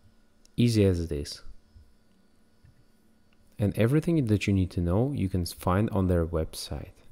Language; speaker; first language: English; non-native, fluent; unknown